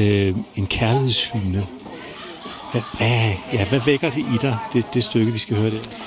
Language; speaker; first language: Danish; native; Danish